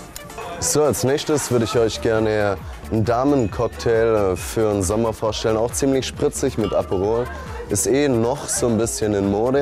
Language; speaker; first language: German; native; German